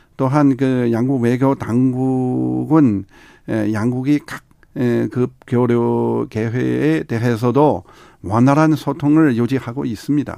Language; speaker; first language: Korean; non-native, fluent; Chinese